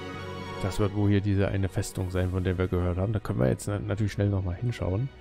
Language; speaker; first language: German; native; German